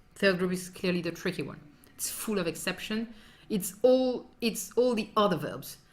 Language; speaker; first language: English; non-native, fluent; French